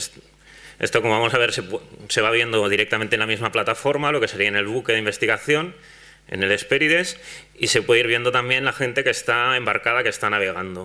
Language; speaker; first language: Spanish; non-native, local second language; Catalan